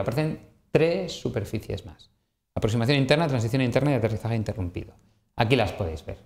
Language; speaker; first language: Spanish; native; Spanish